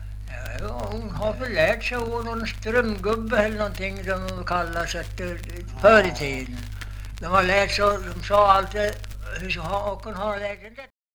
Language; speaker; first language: Swedish; native; Swedish